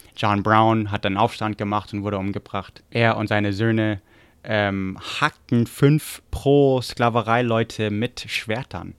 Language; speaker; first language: German; non-native, fluent; English